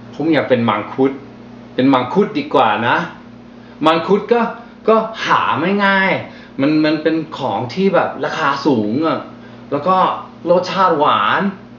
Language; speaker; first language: Thai; non-native, fluent; English